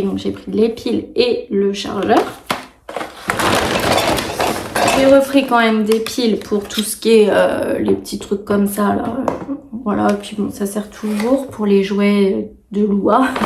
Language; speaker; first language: French; native; French